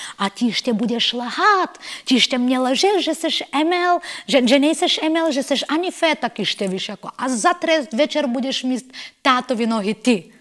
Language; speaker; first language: Czech; non-native, fluent; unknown